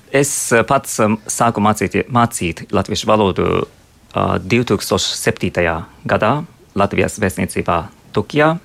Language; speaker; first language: Latvian; non-native, fluent; Japanese